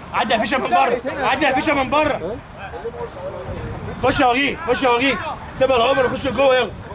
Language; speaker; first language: Arabic; native; Arabic